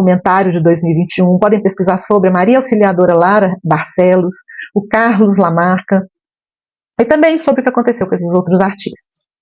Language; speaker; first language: Portuguese; native; Portuguese